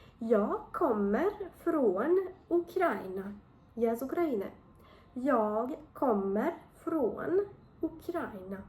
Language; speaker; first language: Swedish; non-native, fluent; Ukrainian